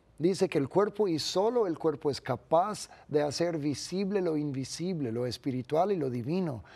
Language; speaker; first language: Spanish; non-native, fluent; English